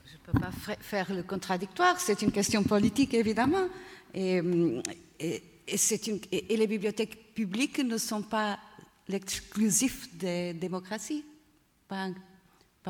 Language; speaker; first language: French; non-native, fluent; Portuguese